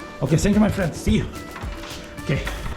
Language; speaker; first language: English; non-native, learner; Korean